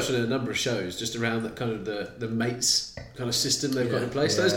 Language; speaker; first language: English; native; English